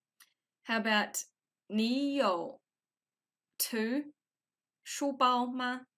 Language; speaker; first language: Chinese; non-native, fluent; English